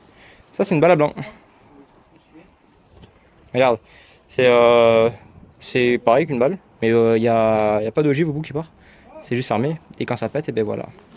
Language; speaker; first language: French; native; French